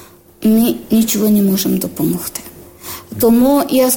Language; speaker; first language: Ukrainian; non-native, learner; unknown